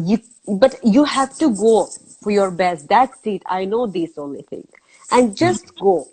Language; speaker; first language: English; non-native, learner; Azerbaijani